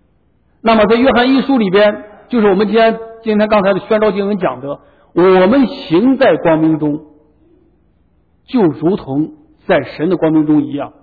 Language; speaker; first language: Chinese; native; Chinese